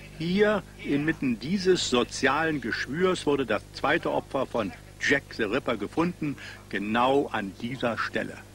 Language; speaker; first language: German; native; German